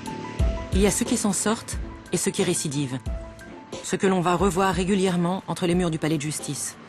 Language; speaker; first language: French; native; French